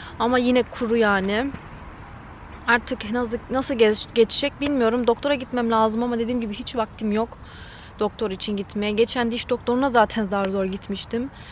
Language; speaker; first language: Turkish; early bilingual, heritage; Turkish